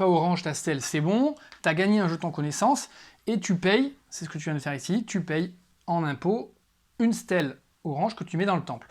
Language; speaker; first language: French; native; French